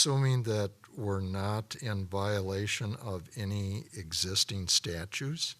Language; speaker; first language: English; native; English